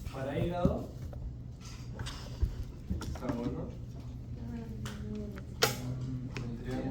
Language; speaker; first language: Spanish; native; Spanish